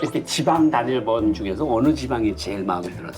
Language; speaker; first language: Korean; native; Korean